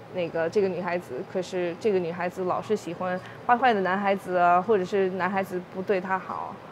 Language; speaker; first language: Chinese; early bilingual, heritage; Chinese